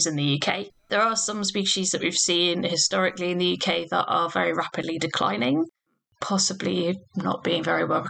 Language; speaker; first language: English; native; English